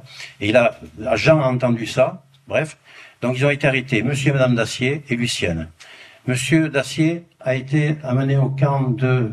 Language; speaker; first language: French; native; French